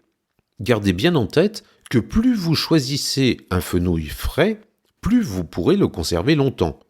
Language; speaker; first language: French; native; French